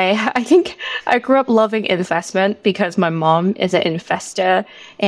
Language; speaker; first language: English; non-native, local second language; Cantonese